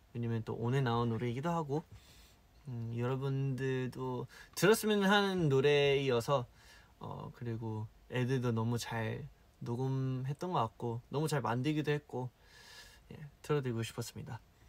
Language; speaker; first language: Korean; early bilingual, heritage; Korean